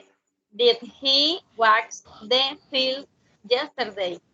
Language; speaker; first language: English; non-native, learner; Spanish